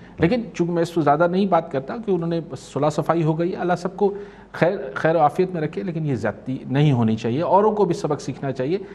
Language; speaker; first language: Urdu; non-native, local second language; Sindhi